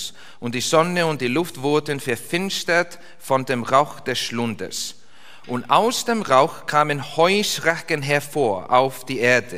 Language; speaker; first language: German; non-native, fluent; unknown